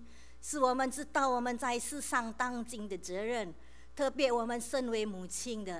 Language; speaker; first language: Chinese; native; Chinese